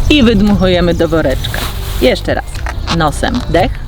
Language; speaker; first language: Polish; native; Polish